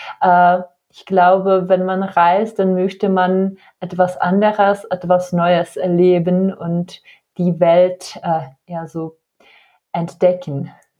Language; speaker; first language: German; non-native, fluent; Czech